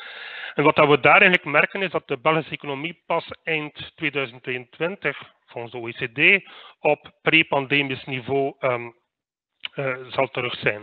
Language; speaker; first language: Dutch; native; Dutch